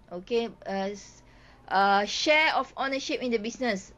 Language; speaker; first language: English; non-native, local second language; Malay